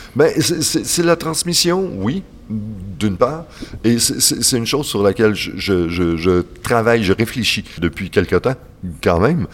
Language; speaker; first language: French; native; French